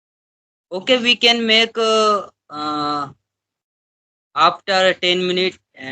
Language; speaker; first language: English; non-native, learner; Hindi